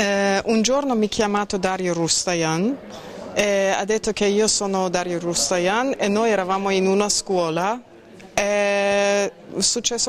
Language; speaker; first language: Italian; non-native, fluent; Persian